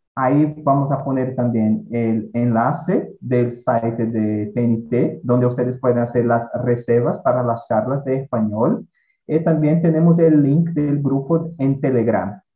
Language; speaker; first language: Spanish; non-native, fluent; Portuguese